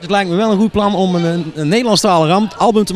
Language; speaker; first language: Dutch; native; Dutch